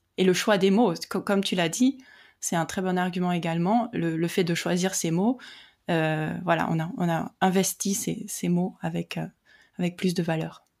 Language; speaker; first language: French; native; French